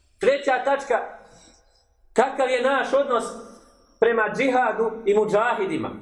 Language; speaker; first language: Bosnian; native; Bosnian